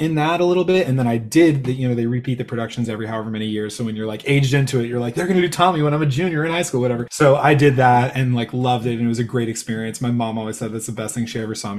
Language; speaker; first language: English; native; English